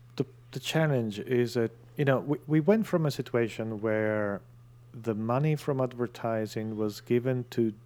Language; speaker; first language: English; non-native, fluent; Italian